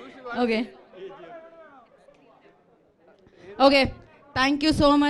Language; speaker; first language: Telugu; native; Telugu